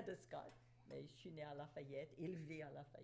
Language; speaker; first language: French; native; French